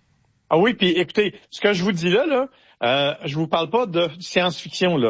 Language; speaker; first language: French; native; French